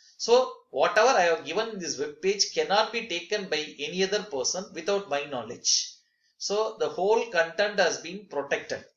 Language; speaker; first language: English; non-native, local second language; Tamil